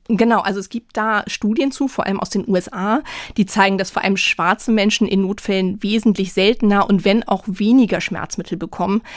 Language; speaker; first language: German; native; German